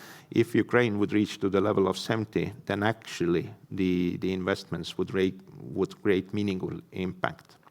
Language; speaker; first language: English; non-native, fluent; Estonian